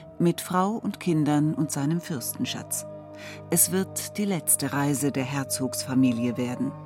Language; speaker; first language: German; native; German